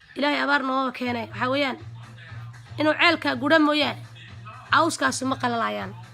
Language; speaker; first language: Somali; native; Somali